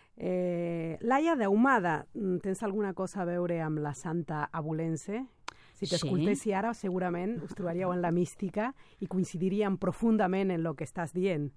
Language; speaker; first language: Catalan; non-native, fluent; Spanish